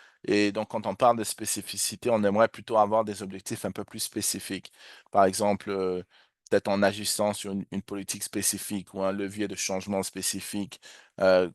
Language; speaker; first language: French; native; French